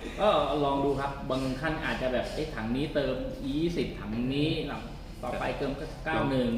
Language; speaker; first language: Thai; native; Thai